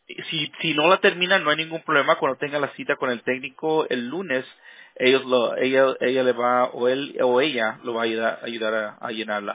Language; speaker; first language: Spanish; early bilingual, heritage; Spanish